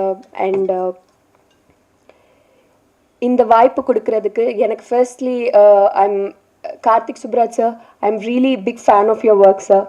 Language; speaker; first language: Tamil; non-native, learner; Telugu